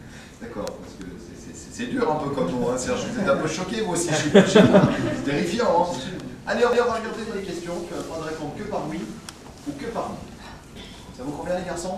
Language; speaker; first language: French; native; French